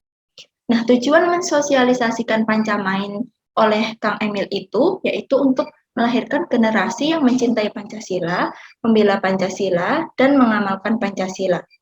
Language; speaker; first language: Indonesian; native; Indonesian